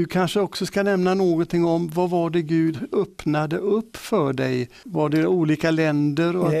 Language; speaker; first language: Swedish; native; Swedish